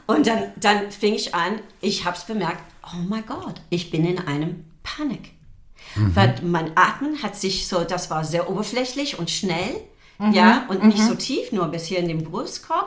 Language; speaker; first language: German; non-native, fluent; English